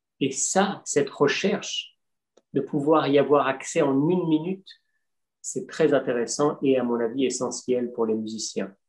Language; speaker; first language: French; native; French